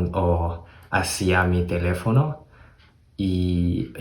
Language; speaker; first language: Spanish; non-native, learner; English